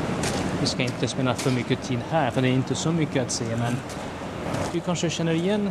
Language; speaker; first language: Swedish; non-native, fluent; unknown